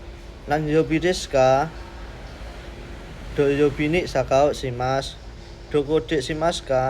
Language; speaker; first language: Japanese; non-native, learner; Indonesian